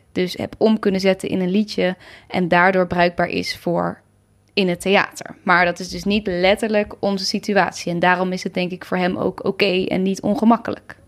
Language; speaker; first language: Dutch; native; Dutch